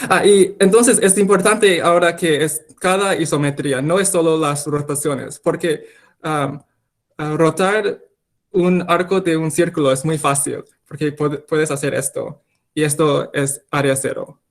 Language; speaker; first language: Spanish; non-native, fluent; English